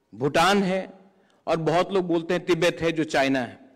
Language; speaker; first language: Hindi; non-native, local second language; Kok Borok